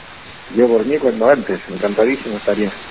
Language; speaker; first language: Spanish; native; Spanish